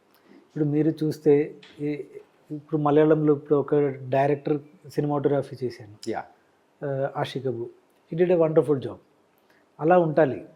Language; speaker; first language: Telugu; non-native, learner; Malayalam